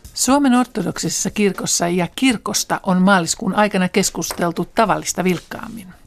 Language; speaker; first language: Finnish; native; Finnish